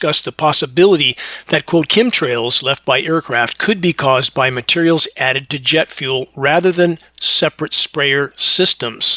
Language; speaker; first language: English; native; English